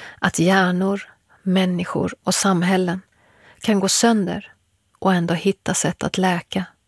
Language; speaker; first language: Swedish; early bilingual, other home language; Persian